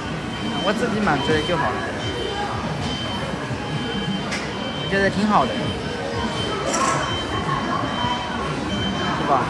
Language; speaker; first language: Chinese; native; Chinese